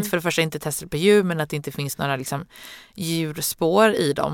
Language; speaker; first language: Swedish; native; Swedish